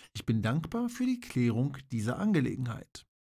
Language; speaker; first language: German; non-native, fluent; Polish